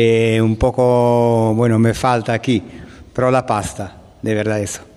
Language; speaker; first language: Spanish; non-native, learner; Italian